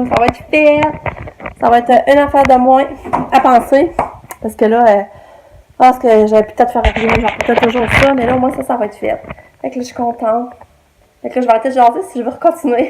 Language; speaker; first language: French; native; French